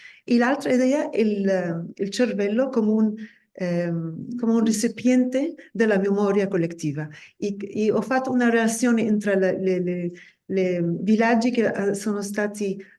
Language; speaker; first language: Italian; non-native, fluent; Spanish